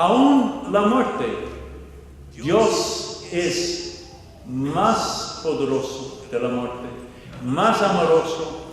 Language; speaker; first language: Spanish; non-native, fluent; English